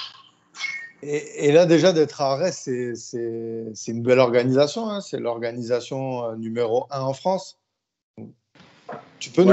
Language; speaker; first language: French; native; French